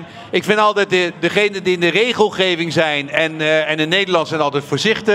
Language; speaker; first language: Dutch; native; Dutch